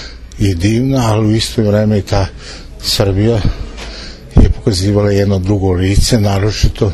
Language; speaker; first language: Serbian; native; Serbian